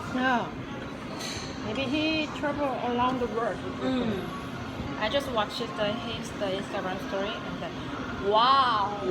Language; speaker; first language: English; non-native, learner; Korean